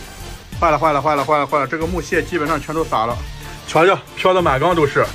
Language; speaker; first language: Chinese; native; Chinese